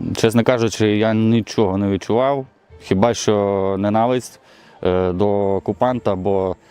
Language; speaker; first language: Ukrainian; non-native, local second language; Russian